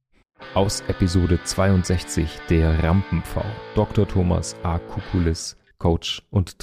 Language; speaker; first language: German; native; German